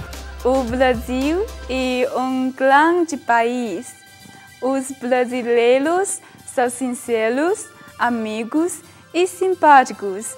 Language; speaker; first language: Portuguese; non-native, fluent; Chinese